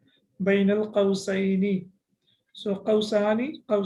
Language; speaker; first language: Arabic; non-native, fluent; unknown